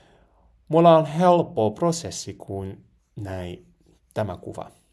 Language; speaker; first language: Finnish; non-native, learner; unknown